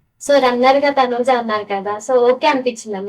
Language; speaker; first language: Telugu; native; Telugu